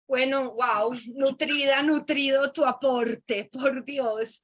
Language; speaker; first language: Spanish; native; Spanish